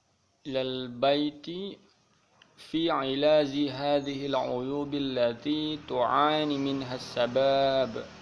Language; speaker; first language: Arabic; non-native, learner; Indonesian